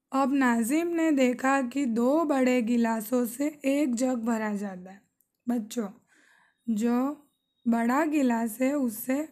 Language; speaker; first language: Urdu; native; Urdu